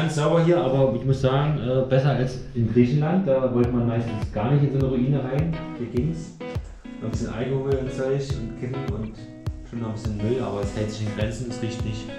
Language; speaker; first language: German; native; German